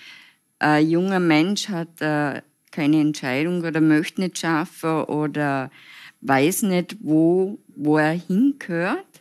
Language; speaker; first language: German; non-native, fluent; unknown